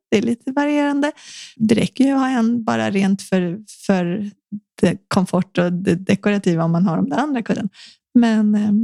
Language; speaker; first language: Swedish; native; Swedish